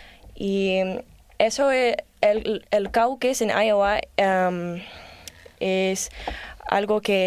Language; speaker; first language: Spanish; non-native, learner; English